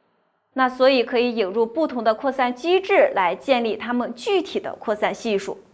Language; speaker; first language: Chinese; native; Chinese